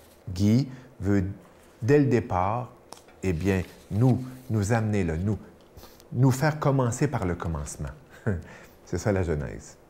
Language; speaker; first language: French; native; French